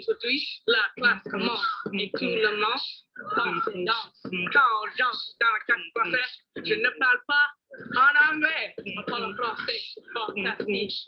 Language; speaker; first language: French; non-native, learner; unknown